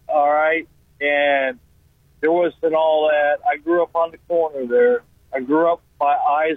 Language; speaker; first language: English; native; English